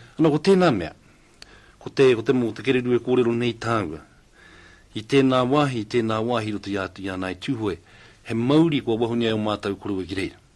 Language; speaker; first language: Māori; native; Māori